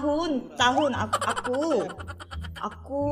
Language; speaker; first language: Indonesian; non-native, fluent; Korean